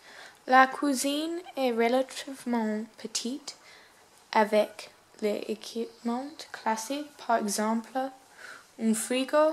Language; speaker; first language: French; non-native, learner; English